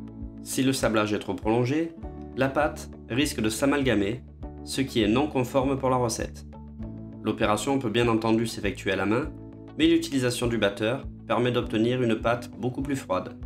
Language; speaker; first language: French; native; French